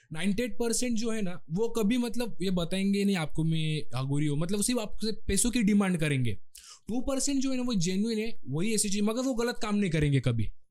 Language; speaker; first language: Hindi; non-native, local second language; Marathi